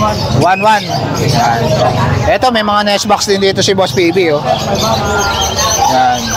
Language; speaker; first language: Filipino; native; Filipino